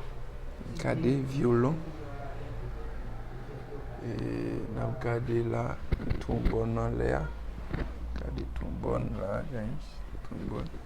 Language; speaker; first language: French; non-native, learner; Haitian Creole